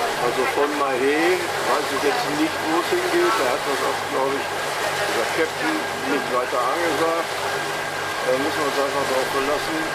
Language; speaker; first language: German; native; German